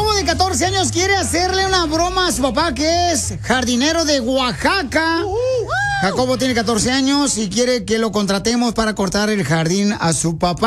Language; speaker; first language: Spanish; native; Spanish